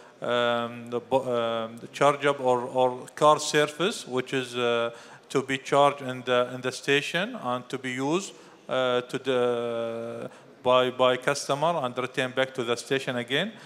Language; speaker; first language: English; non-native, fluent; Arabic